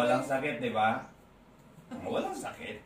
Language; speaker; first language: Filipino; native; Filipino